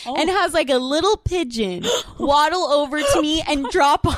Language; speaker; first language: English; native; English